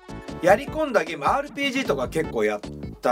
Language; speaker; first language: Japanese; native; Japanese